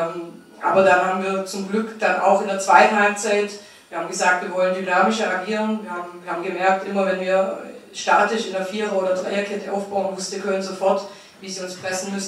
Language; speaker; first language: German; native; German